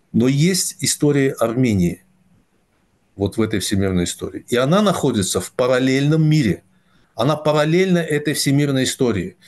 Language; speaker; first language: Russian; non-native, local second language; Azerbaijani